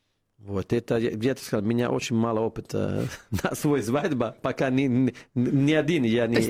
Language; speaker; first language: Russian; non-native, fluent; Italian